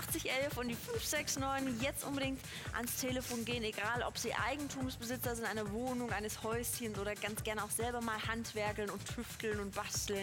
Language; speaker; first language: German; native; German